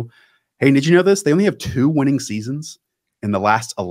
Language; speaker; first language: English; native; English